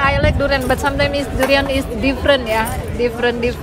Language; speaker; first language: English; non-native, learner; Indonesian